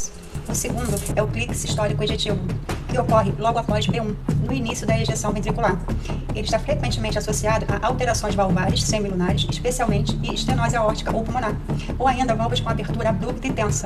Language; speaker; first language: Portuguese; native; Portuguese